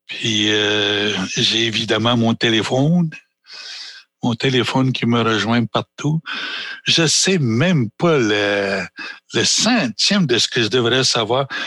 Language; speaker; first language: French; non-native, local second language; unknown